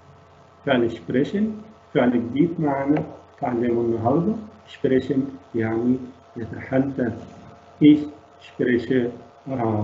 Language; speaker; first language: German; non-native, fluent; Arabic